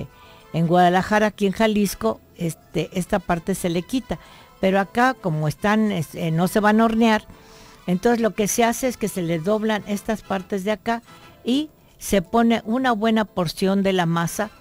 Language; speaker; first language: Spanish; native; Spanish